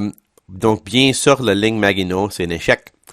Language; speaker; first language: French; non-native, local second language; English